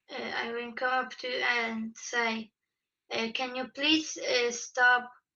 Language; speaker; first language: English; non-native, fluent; Polish